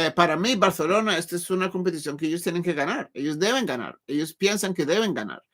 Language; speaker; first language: Spanish; non-native, learner; English